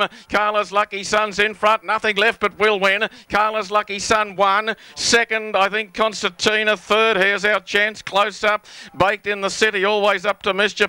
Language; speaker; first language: English; native; English